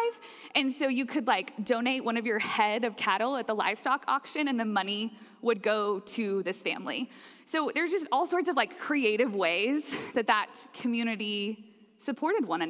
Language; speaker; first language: English; native; English